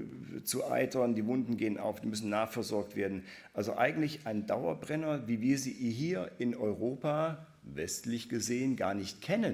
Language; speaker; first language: German; native; German